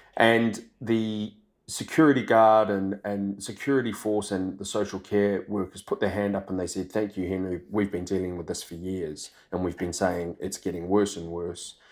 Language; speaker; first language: English; native; English